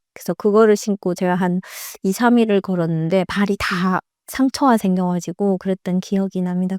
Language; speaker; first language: Korean; native; Korean